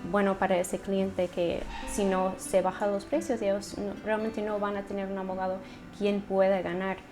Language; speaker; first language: Spanish; non-native, fluent; English